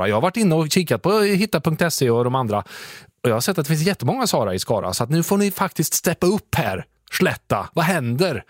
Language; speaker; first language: Swedish; native; Swedish